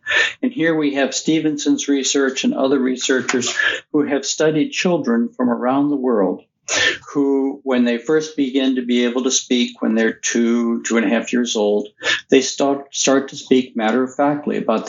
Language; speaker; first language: English; native; English